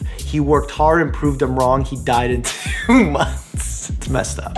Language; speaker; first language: English; native; English